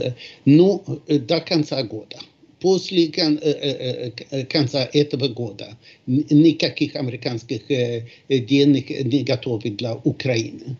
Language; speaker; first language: Russian; non-native, fluent; Swedish